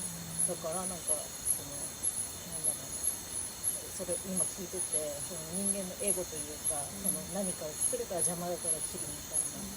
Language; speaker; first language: Japanese; native; Japanese